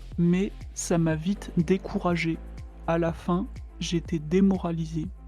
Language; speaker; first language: French; native; French